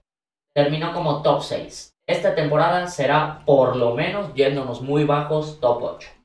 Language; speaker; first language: Spanish; native; Spanish